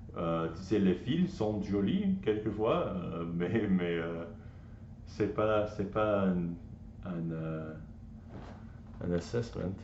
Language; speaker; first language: French; non-native, learner; English